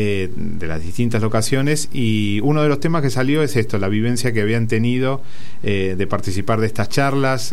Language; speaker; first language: Spanish; native; Spanish